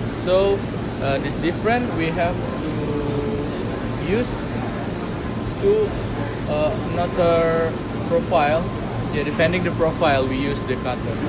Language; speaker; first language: English; non-native, learner; Indonesian